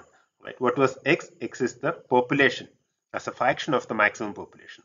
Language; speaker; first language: English; non-native, local second language; Malayalam